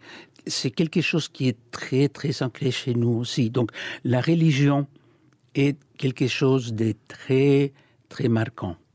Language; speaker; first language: French; non-native, fluent; Spanish